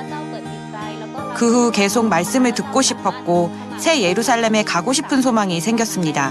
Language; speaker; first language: Korean; non-native, fluent; Thai